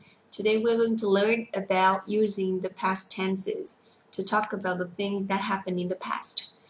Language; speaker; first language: English; non-native, fluent; Vietnamese